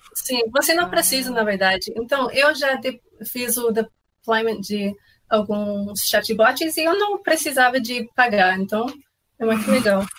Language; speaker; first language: Portuguese; non-native, fluent; English